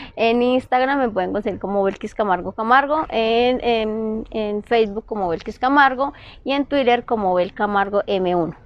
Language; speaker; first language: Spanish; native; Spanish